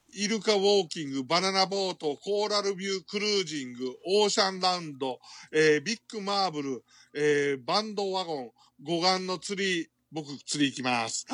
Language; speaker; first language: Japanese; native; Japanese